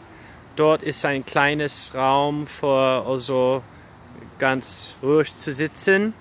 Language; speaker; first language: German; non-native, fluent; English